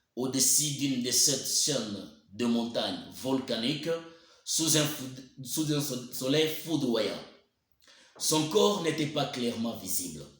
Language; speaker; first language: French; non-native, local second language; Swahili